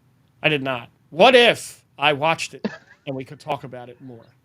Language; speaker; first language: English; native; English